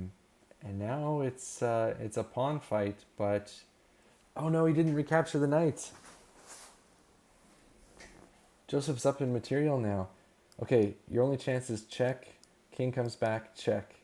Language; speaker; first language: English; native; English